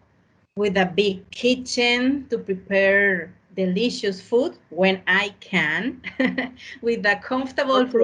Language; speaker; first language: English; non-native, learner; Spanish